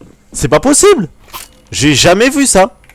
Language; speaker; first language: French; native; French